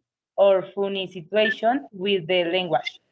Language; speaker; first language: English; non-native, learner; Spanish